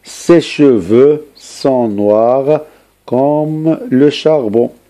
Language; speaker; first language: French; non-native, local second language; Arabic